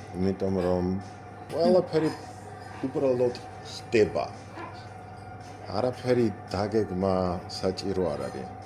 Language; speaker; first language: Georgian; non-native, learner; German